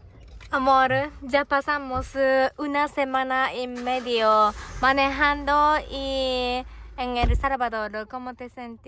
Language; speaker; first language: Spanish; non-native, learner; Japanese